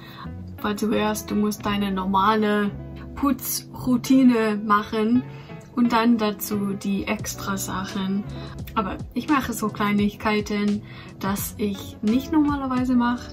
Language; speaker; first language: German; non-native, fluent; English